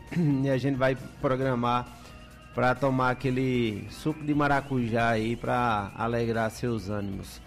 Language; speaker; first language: Portuguese; native; Portuguese